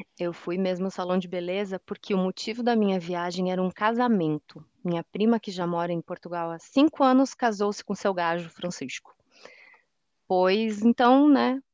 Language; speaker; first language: Portuguese; native; Portuguese